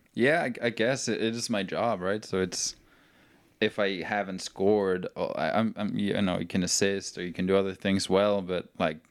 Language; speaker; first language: English; non-native, fluent; Norwegian